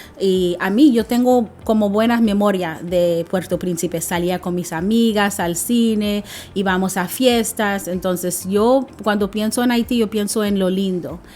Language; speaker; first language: Spanish; non-native, fluent; English